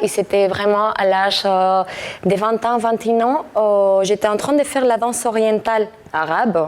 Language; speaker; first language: French; non-native, fluent; Spanish